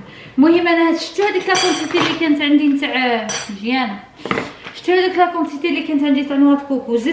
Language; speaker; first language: Arabic; native; Arabic